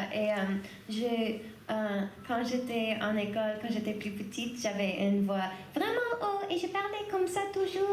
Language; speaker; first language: French; non-native, learner; English